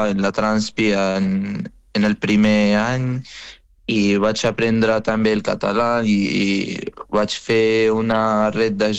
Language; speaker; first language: Catalan; non-native, fluent; Arabic